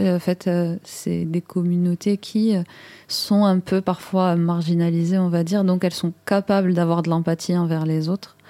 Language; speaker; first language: French; non-native, local second language; Arabic